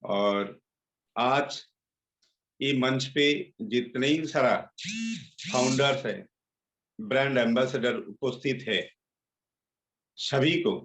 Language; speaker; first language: Hindi; non-native, local second language; Bangla